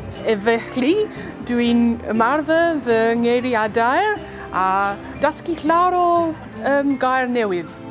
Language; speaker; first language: Welsh; non-native, learner; English